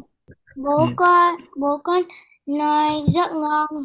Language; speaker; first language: Vietnamese; early bilingual, heritage; Vietnamese